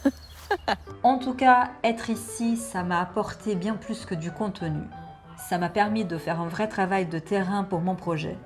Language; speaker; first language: French; non-native, fluent; Portuguese